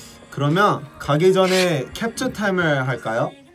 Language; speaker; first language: Korean; early bilingual, heritage; Korean